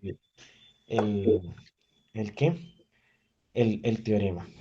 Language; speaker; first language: Spanish; native; Spanish